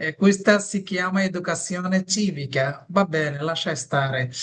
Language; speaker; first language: Italian; non-native, fluent; Bangla